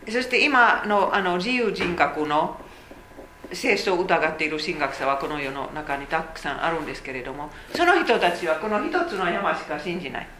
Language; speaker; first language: Japanese; non-native, fluent; Finnish